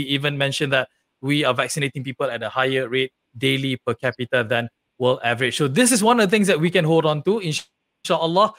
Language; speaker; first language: English; non-native, local second language; Malay